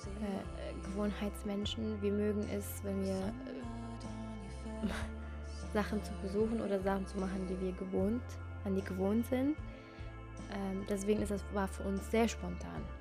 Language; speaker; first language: German; non-native, fluent; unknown